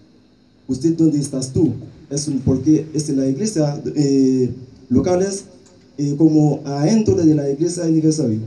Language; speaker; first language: Spanish; non-native, learner; Haitian Creole